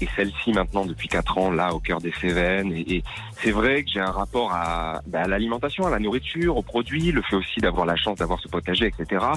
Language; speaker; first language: French; native; French